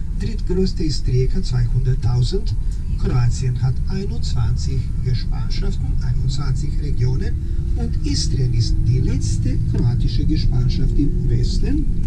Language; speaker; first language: German; non-native, fluent; Croatian